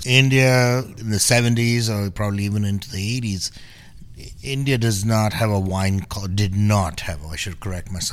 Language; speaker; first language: English; non-native, local second language; Punjabi